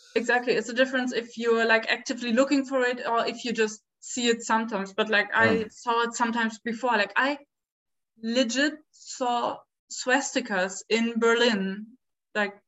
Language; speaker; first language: English; non-native, fluent; German